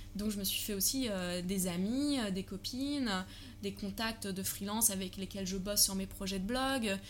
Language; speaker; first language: French; early bilingual, heritage; German